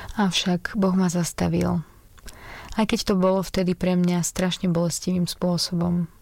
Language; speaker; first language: Slovak; native; Slovak